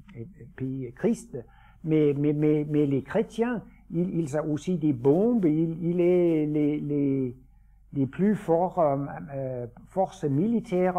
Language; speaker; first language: French; non-native, fluent; Danish